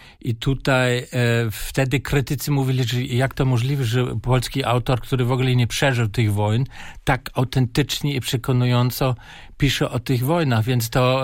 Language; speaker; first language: Polish; non-native, fluent; German